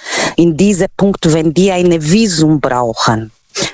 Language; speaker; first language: German; non-native, local second language; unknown